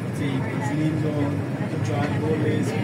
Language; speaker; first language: Spanish; non-native, fluent; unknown